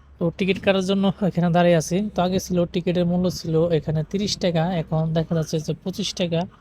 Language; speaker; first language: Bangla; native; Bangla